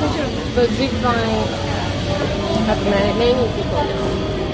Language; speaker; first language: English; non-native, learner; Chinese